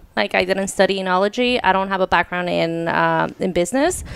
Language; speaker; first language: English; early bilingual, other home language; Spanish